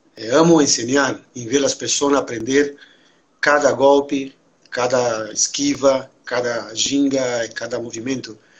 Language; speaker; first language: Spanish; non-native, fluent; Portuguese